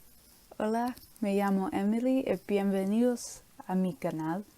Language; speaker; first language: Spanish; non-native, learner; English